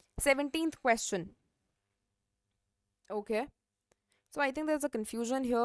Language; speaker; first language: English; non-native, local second language; Hindi